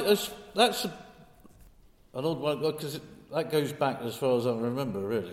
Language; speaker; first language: English; native; English